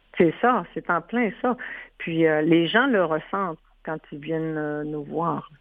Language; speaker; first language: French; non-native, local second language; Innu-aimun